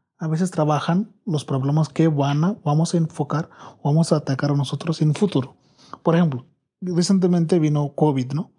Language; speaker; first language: Spanish; non-native, learner; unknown